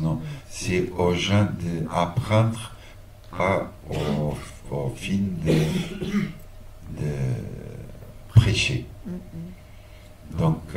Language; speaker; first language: French; non-native, fluent; Portuguese